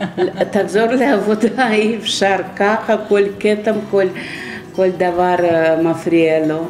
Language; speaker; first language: Hebrew; non-native, fluent; Russian